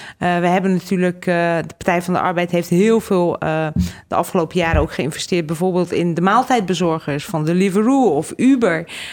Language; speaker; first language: Dutch; native; Dutch